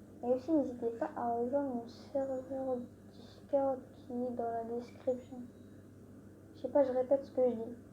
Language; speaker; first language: French; native; French